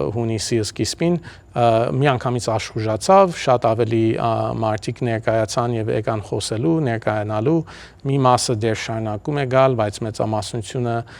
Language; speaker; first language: Armenian; early bilingual, heritage; Armenian